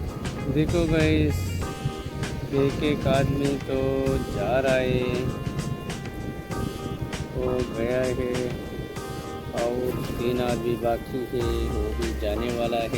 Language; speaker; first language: Hindi; non-native, local second language; Kannada